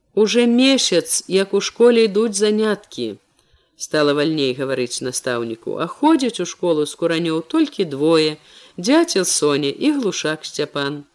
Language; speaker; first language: Belarusian; native; Belarusian